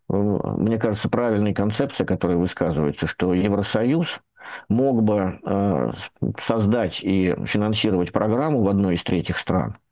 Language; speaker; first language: Russian; native; Russian